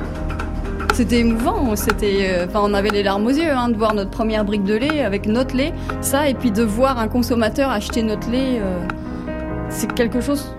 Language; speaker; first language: French; native; French